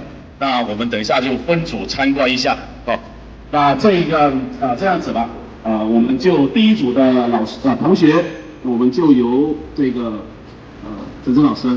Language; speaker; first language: Chinese; native; Chinese